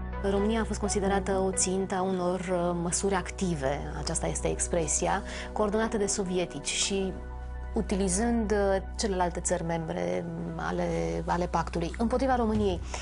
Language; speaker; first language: Romanian; native; Romanian